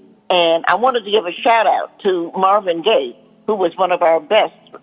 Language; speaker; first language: English; native; English